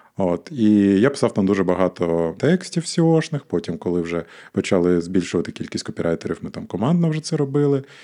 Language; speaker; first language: Ukrainian; non-native, local second language; Russian